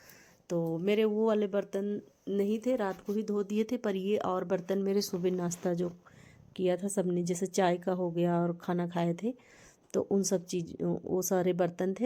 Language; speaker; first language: Hindi; native; Hindi